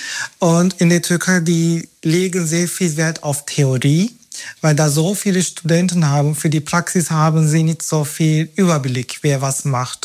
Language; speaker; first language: German; non-native, fluent; Turkish